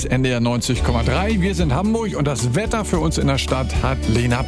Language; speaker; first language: German; native; German